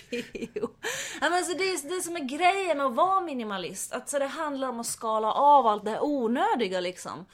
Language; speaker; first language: Swedish; native; Swedish